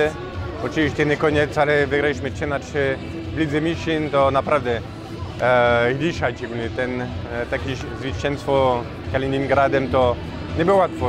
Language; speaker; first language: Polish; non-native, fluent; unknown